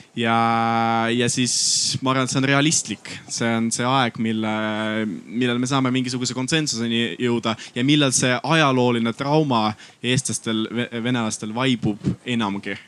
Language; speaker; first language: Estonian; non-native, local second language; Russian